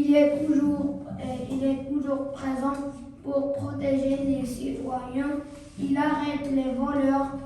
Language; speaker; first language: French; non-native, learner; Arabic